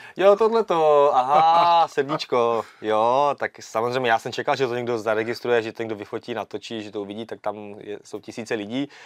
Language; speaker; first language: Czech; early bilingual, other home language; Vietnamese